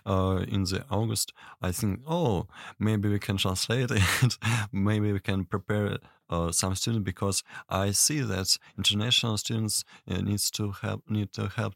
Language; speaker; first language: English; non-native, learner; Russian